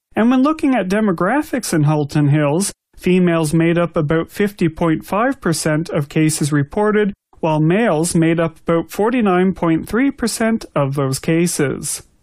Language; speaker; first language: English; native; English